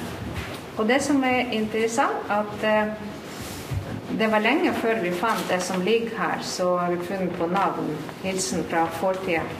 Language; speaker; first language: Norwegian; non-native, fluent; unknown